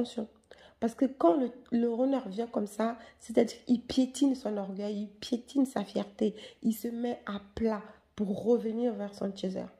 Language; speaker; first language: French; native; French